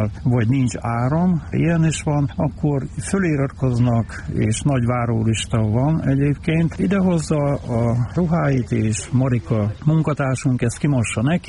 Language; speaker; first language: Hungarian; native; Hungarian